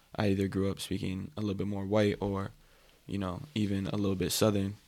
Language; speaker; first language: English; native; English